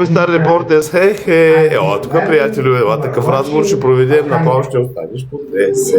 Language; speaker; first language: Bulgarian; native; Bulgarian